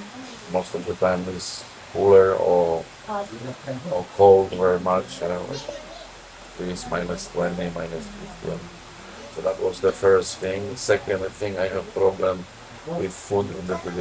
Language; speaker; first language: English; non-native, learner; Polish